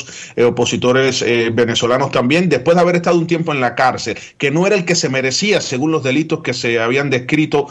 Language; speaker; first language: Spanish; native; Spanish